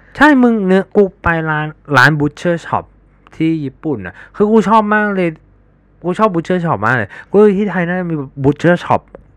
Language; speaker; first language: Thai; native; Thai